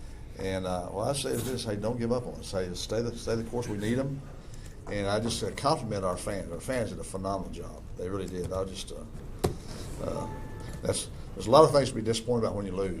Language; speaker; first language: English; native; English